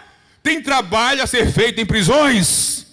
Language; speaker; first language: Portuguese; native; Portuguese